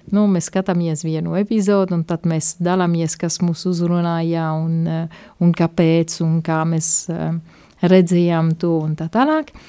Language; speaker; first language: Latvian; non-native, fluent; Italian